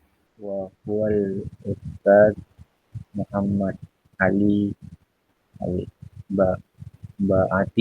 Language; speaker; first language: Arabic; non-native, learner; Indonesian